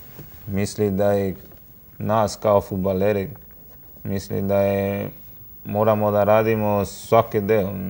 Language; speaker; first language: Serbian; non-native, learner; Spanish